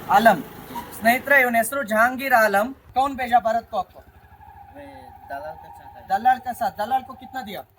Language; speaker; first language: Hindi; non-native, local second language; Kannada